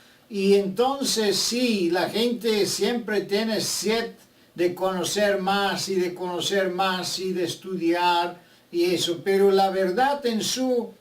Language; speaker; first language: Spanish; non-native, fluent; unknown